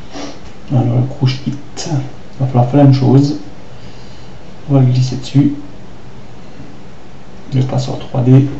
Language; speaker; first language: French; native; French